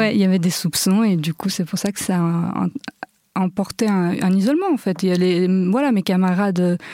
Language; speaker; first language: French; early bilingual, other home language; Romanian